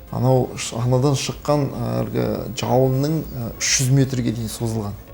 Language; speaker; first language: Kazakh; native; Kazakh